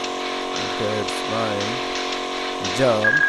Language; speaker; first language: English; non-native, learner; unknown